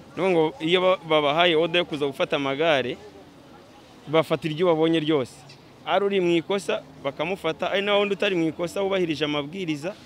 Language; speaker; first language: Kinyarwanda; native; Kinyarwanda